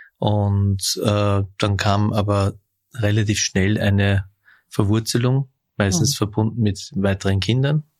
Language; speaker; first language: German; early bilingual, other home language; Turkish